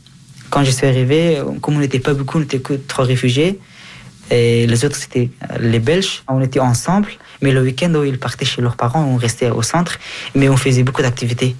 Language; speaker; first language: French; non-native, fluent; Persian